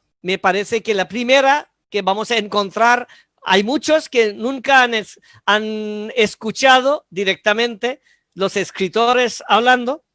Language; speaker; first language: Spanish; non-native, fluent; Bangla